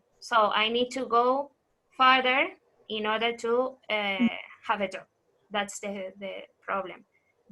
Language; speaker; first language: English; non-native, fluent; Spanish